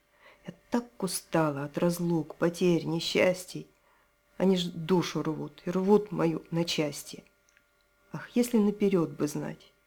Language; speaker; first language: Russian; native; Russian